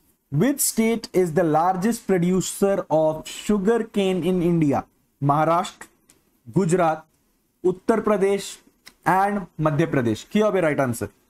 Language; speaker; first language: English; non-native, local second language; Bangla